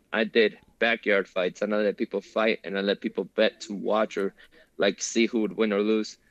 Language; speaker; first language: English; early bilingual, other home language; Spanish